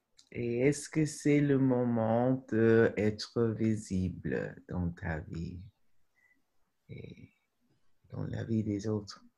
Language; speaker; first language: French; non-native, fluent; English